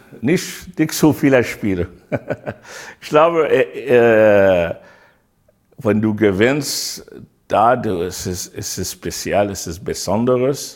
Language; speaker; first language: German; non-native, learner; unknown